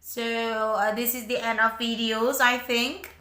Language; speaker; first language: English; non-native, learner; Indonesian